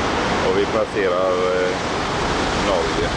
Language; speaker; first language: Swedish; native; Swedish